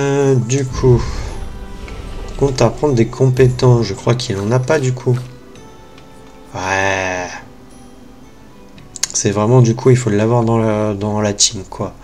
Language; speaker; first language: French; native; French